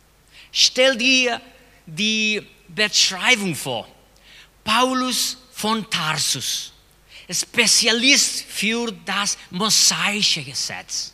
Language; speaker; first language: German; non-native, fluent; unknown